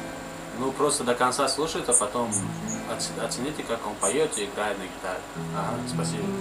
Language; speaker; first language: Russian; non-native, local second language; Tajik